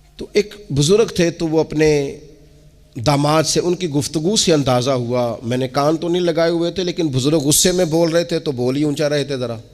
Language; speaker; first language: Urdu; non-native, local second language; Punjabi